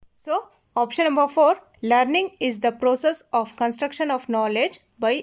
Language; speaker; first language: English; non-native, local second language; Kannada